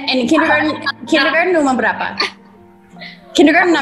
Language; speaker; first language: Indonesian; non-native, fluent; English